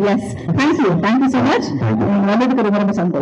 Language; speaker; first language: Tamil; native; Tamil